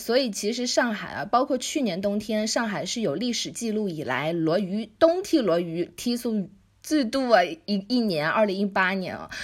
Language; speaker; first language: Chinese; native; Chinese